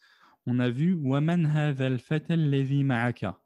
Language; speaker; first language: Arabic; non-native, fluent; French